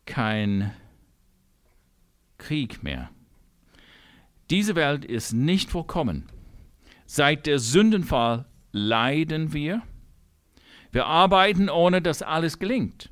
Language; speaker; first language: German; non-native, fluent; English